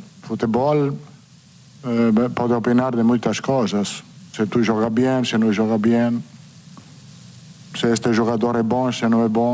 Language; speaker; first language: Portuguese; non-native, learner; Italian